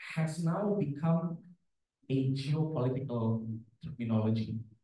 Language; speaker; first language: English; non-native, fluent; Indonesian